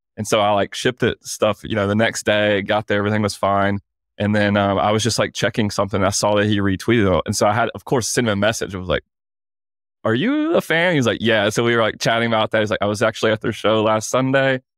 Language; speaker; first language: English; native; English